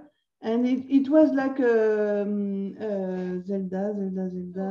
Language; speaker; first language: English; non-native, learner; French